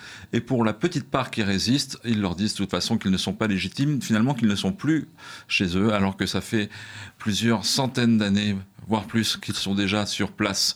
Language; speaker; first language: French; native; French